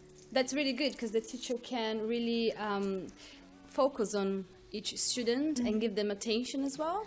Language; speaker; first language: English; non-native, fluent; Portuguese